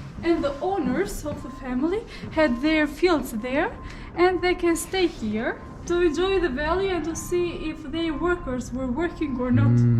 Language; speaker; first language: English; non-native, fluent; Albanian